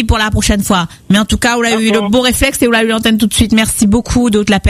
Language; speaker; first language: French; native; French